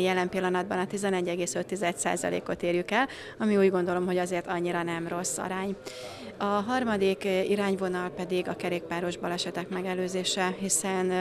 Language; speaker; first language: Hungarian; native; Hungarian